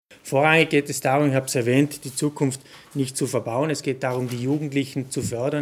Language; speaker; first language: German; native; German